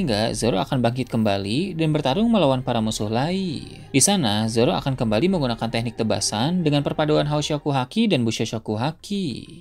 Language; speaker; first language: Indonesian; native; Indonesian